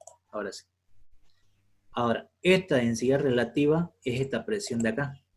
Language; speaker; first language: Spanish; native; Spanish